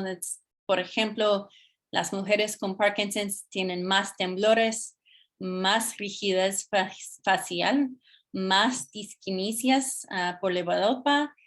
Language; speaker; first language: Spanish; non-native, fluent; English